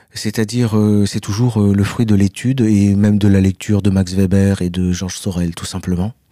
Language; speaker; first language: French; native; French